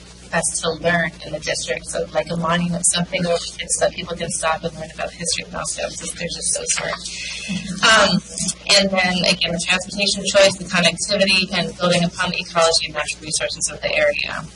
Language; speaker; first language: English; native; English